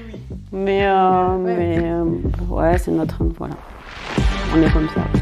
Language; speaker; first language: French; native; French